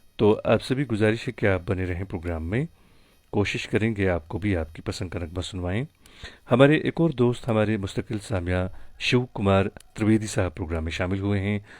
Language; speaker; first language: Hindi; non-native, local second language; Kashmiri